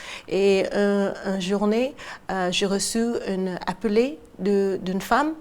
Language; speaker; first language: French; non-native, learner; English